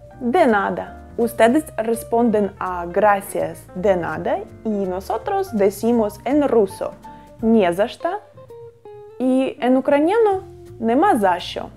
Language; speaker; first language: Spanish; non-native, fluent; Russian